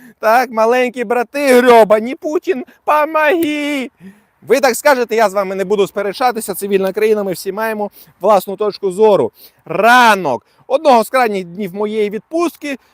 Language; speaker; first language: Ukrainian; non-native, local second language; Russian